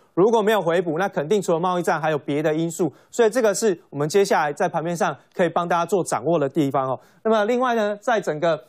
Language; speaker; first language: Chinese; native; Chinese